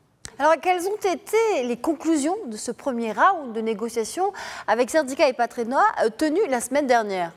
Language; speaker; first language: French; non-native, local second language; Arabic